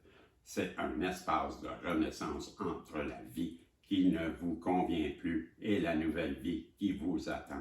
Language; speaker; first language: French; native; French